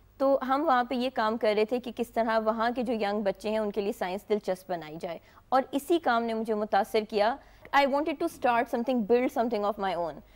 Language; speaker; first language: Hindi; native; Hindi